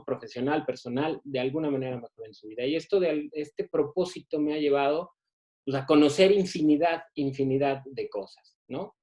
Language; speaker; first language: Spanish; native; Spanish